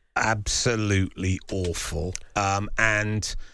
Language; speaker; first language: English; native; English